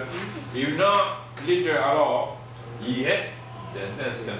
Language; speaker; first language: English; non-native, fluent; Japanese